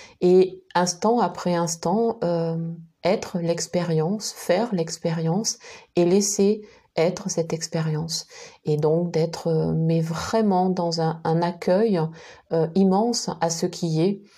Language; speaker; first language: French; native; French